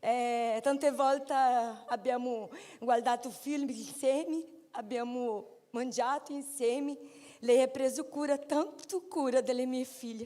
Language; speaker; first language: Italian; non-native, fluent; Portuguese